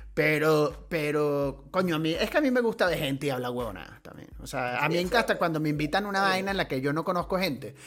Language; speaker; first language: Spanish; native; Spanish